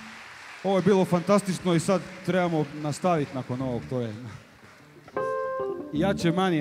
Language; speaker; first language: Croatian; native; Croatian